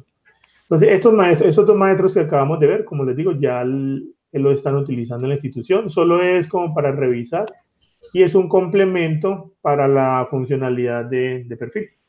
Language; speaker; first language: Spanish; native; Spanish